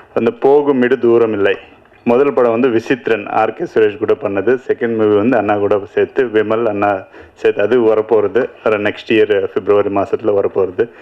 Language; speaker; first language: Tamil; non-native, learner; Telugu